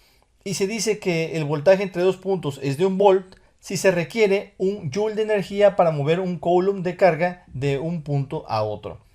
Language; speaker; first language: Spanish; native; Spanish